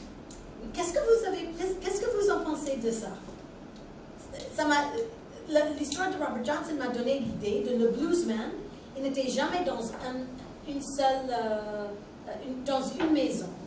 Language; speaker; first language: French; non-native, fluent; English